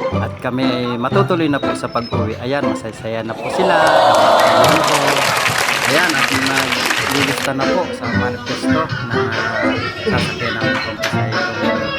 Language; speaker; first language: Filipino; native; Filipino